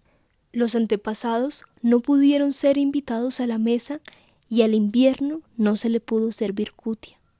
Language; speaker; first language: Spanish; native; Spanish